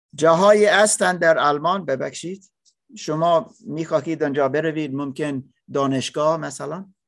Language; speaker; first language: Persian; non-native, learner; English